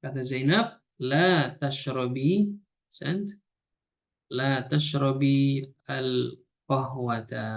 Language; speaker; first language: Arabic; non-native, fluent; Indonesian